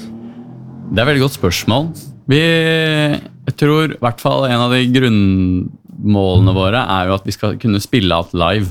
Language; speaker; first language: Norwegian; native; Norwegian